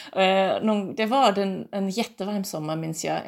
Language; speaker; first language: Swedish; non-native, fluent; German